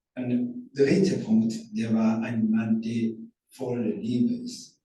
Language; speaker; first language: German; non-native, learner; Rundi